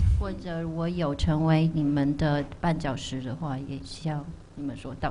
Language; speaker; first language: Chinese; early bilingual, heritage; Chinese